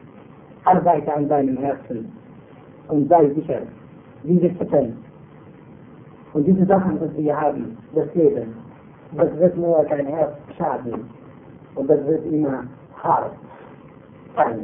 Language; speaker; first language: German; non-native, fluent; Arabic